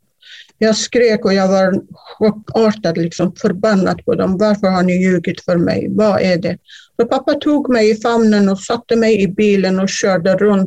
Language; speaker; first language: Swedish; non-native, fluent; Kurdish